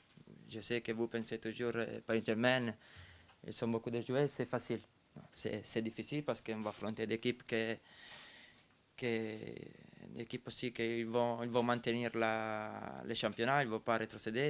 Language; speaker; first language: French; non-native, fluent; Italian